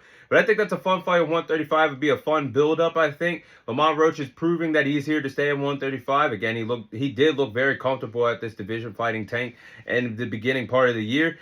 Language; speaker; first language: English; native; English